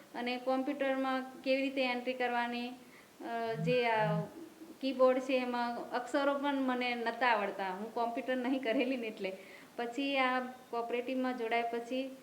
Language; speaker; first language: Gujarati; non-native, local second language; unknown